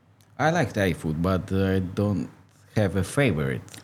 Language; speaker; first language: English; non-native, learner; Russian